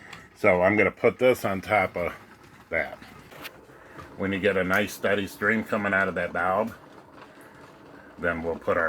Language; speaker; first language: English; native; English